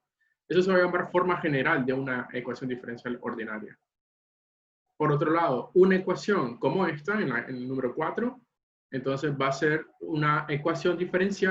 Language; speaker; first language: Spanish; native; Spanish